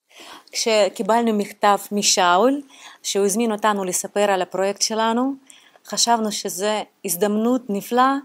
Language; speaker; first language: Hebrew; non-native, fluent; Russian